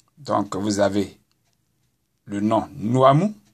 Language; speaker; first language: French; non-native, local second language; Baoulé